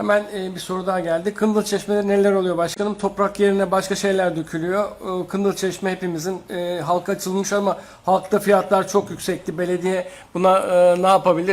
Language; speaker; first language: Turkish; native; Turkish